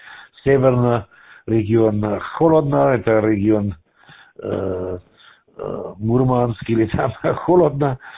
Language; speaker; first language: Russian; non-native, learner; German